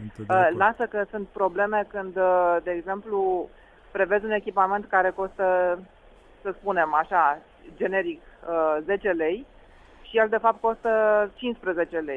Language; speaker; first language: Romanian; native; Romanian